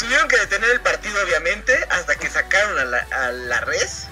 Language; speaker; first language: Spanish; native; Spanish